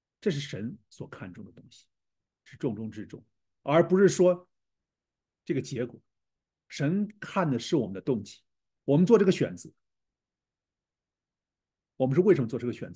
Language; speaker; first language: Chinese; native; Chinese